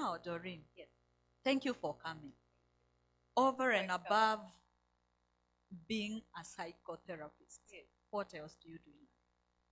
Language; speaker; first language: English; non-native, local second language; Swahili